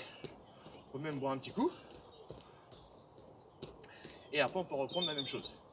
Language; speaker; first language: French; native; French